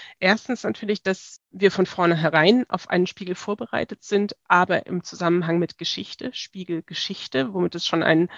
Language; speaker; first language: German; native; German